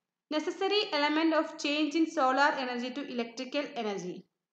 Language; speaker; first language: English; non-native, local second language; Malayalam